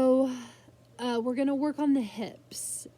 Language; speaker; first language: English; native; English